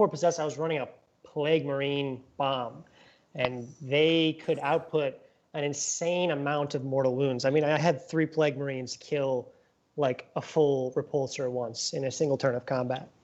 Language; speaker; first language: English; native; English